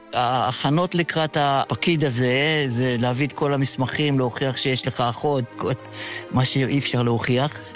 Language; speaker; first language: Hebrew; non-native, fluent; Yiddish